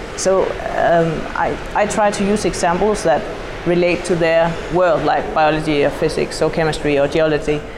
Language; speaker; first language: English; non-native, fluent; Danish